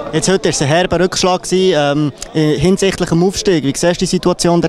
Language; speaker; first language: German; native; German